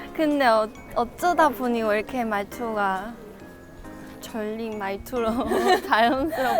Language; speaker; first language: Korean; non-native, fluent; Chinese